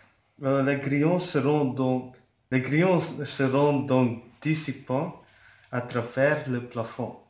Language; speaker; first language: French; non-native, learner; Dutch